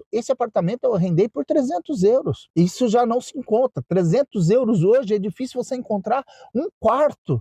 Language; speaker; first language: Portuguese; native; Portuguese